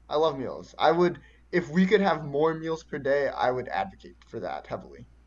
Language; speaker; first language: English; early bilingual, other home language; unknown